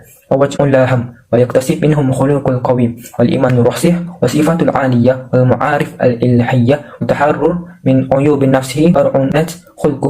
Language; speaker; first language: Arabic; non-native, learner; Malay